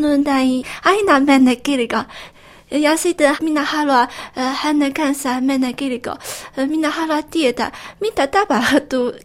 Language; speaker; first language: Finnish; non-native, learner; Chinese